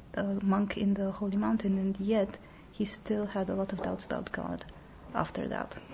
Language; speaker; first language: English; non-native, fluent; Romanian